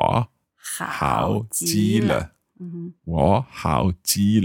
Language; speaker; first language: Chinese; non-native, learner; English